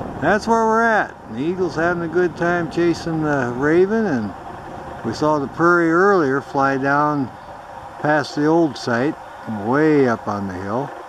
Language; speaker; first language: English; native; English